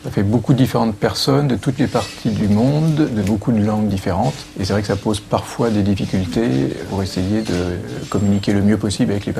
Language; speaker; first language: French; native; French